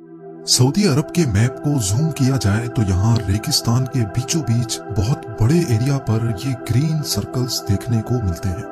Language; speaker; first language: Urdu; native; Urdu